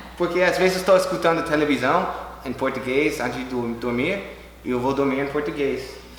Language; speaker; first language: Portuguese; non-native, fluent; English